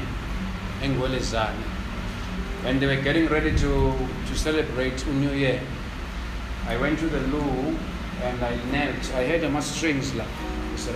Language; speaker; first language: English; non-native, local second language; Zulu